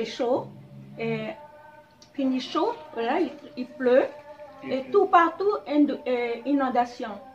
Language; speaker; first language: French; non-native, local second language; Javanese